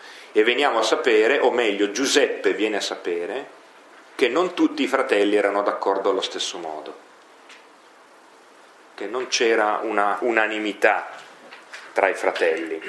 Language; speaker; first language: Italian; native; Italian